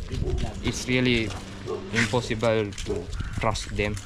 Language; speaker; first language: English; non-native, learner; Sinhala